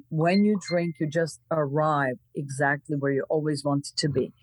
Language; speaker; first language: English; non-native, fluent; Croatian